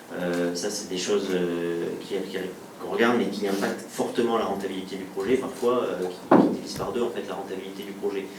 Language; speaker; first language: French; native; French